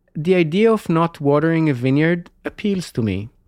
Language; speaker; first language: English; non-native, fluent; Hebrew